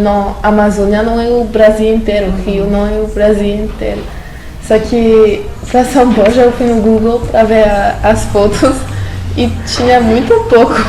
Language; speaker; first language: Portuguese; non-native, fluent; French